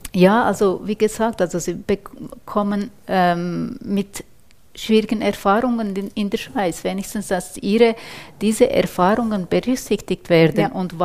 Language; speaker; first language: German; non-native, fluent; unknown